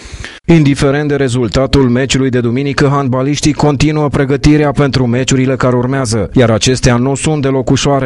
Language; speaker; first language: Romanian; native; Romanian